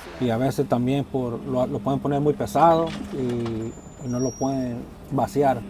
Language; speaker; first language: Spanish; early bilingual, heritage; Spanish